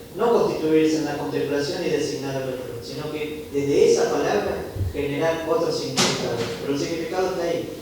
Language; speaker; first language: Spanish; native; Spanish